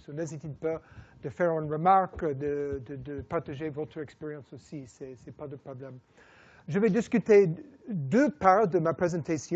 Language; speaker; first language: French; non-native, fluent; English